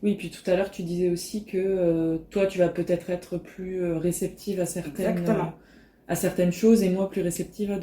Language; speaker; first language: French; native; French